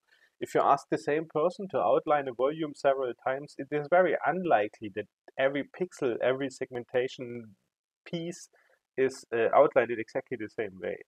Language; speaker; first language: English; non-native, fluent; German